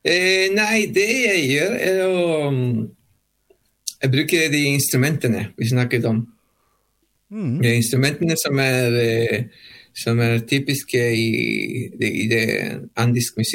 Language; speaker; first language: Norwegian; non-native, learner; Spanish